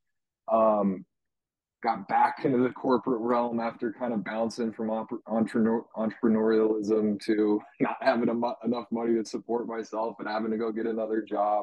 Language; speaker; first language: English; native; English